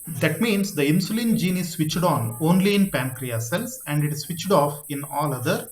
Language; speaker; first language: English; non-native, local second language; Kannada